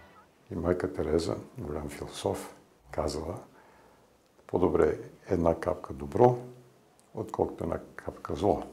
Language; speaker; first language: Bulgarian; early bilingual, heritage; Bulgarian